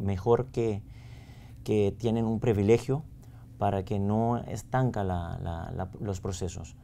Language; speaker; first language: Spanish; non-native, fluent; Papiamento